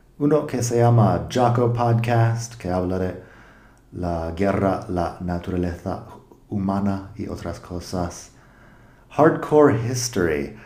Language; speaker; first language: Spanish; non-native, fluent; English